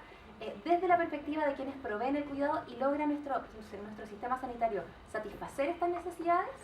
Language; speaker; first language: Spanish; native; Spanish